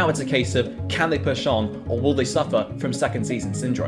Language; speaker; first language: English; native; English